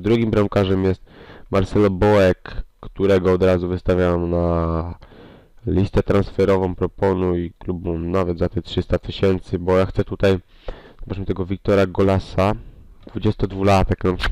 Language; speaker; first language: Polish; native; Polish